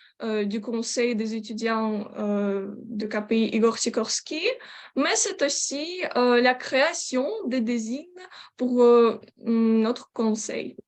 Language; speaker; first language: French; non-native, learner; Ukrainian